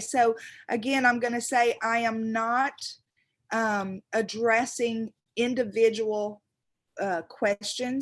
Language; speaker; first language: English; native; English